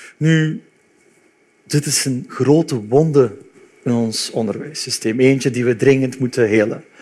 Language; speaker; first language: Dutch; early bilingual, other home language; Turkish